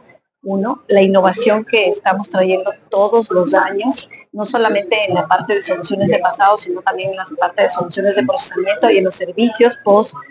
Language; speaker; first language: Spanish; native; Spanish